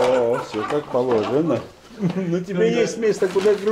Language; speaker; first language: Russian; non-native, local second language; Latvian